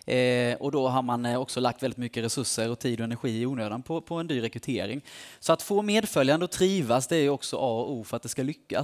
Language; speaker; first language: Swedish; native; Swedish